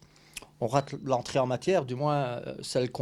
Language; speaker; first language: French; native; French